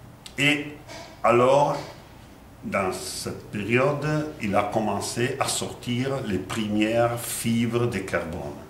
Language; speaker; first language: French; non-native, fluent; Italian